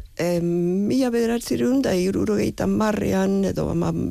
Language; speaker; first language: Basque; early bilingual, other home language; English